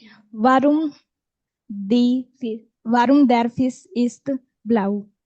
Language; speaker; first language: German; non-native, learner; Hindi